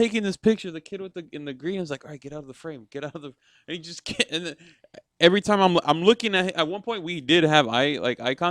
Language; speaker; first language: English; native; English